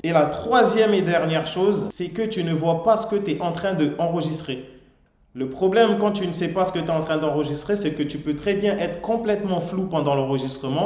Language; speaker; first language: French; native; French